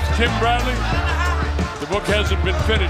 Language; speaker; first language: English; native; English